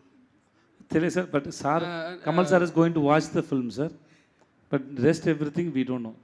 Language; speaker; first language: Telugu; non-native, learner; Tamil